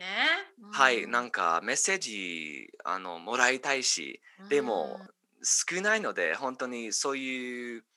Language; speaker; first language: Japanese; non-native, learner; English